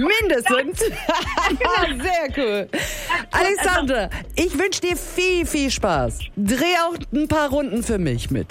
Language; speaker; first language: German; native; German